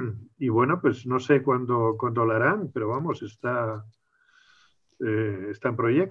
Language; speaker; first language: Spanish; native; Spanish